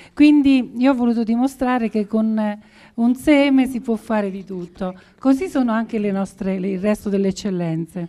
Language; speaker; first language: Italian; native; Italian